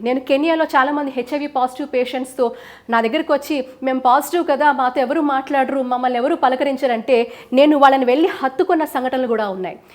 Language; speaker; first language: Telugu; native; Telugu